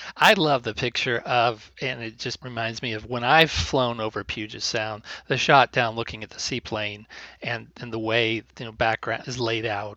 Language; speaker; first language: English; native; English